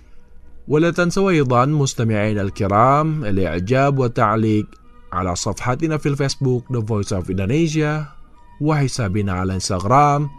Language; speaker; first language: Arabic; non-native, fluent; Indonesian